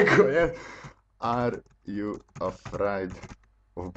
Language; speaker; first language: English; non-native, learner; Bosnian